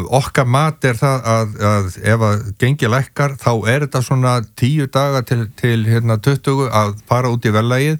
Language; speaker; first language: Icelandic; native; Icelandic